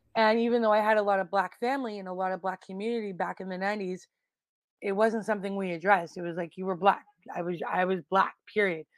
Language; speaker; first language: English; native; English